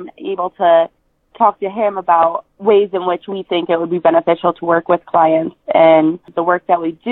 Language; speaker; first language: English; native; English